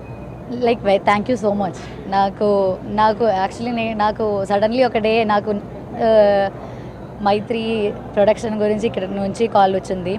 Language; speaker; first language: Telugu; non-native, learner; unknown